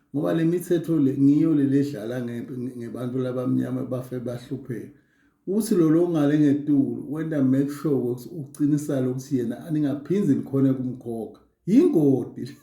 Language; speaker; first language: Zulu; non-native, local second language; Swati